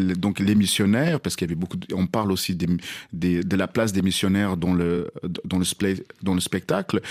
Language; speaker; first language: French; non-native, fluent; Portuguese